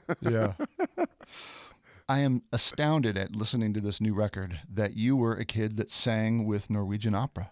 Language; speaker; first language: English; native; English